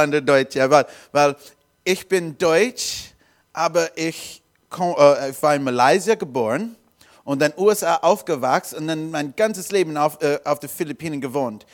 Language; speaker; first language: German; non-native, learner; English